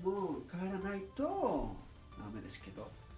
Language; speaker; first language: Japanese; non-native, learner; English